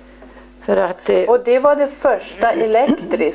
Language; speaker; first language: Swedish; native; Swedish